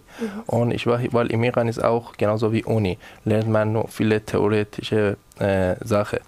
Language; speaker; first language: German; non-native, learner; Persian